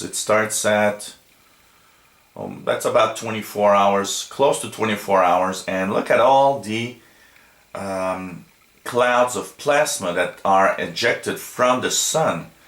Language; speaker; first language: English; non-native, local second language; French